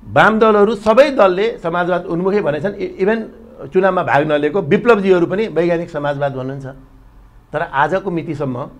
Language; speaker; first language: Nepali; native; Nepali